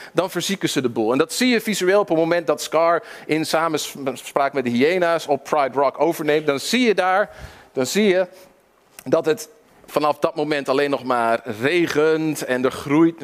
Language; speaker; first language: Dutch; early bilingual, other home language; English